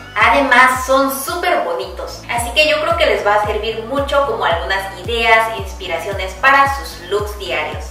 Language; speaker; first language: Spanish; non-native, fluent; Korean